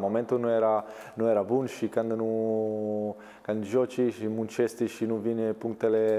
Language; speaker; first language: Romanian; non-native, learner; Italian